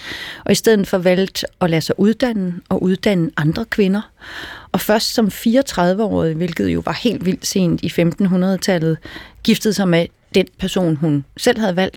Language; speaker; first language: Danish; native; Danish